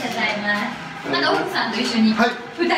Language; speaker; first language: Japanese; native; Japanese